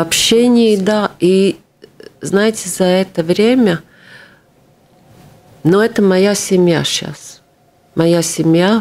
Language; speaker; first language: Russian; non-native, local second language; Latvian